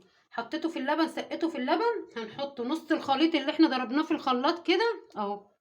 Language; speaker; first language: Arabic; native; Arabic